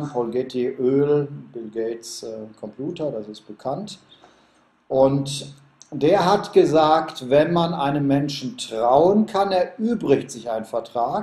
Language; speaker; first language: German; native; German